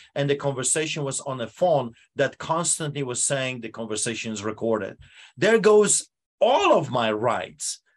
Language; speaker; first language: English; non-native, fluent; Polish